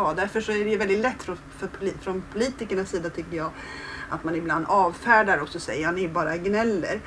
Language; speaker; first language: Swedish; native; Swedish